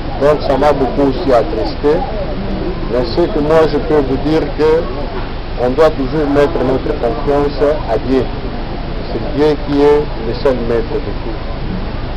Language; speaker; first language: French; non-native, local second language; Lingala